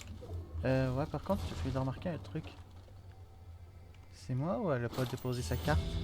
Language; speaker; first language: French; native; French